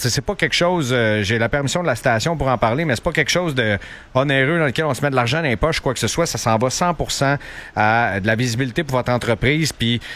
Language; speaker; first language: French; native; French